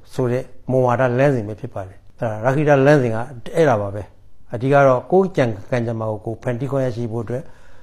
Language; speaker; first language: Burmese; native; Burmese